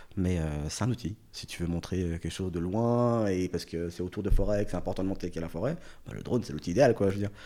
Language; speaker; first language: French; early bilingual, other home language; Portuguese